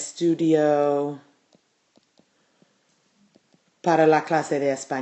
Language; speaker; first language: Spanish; non-native, fluent; English